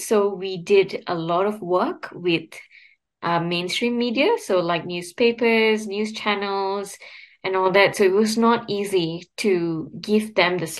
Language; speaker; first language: English; non-native, local second language; Tamil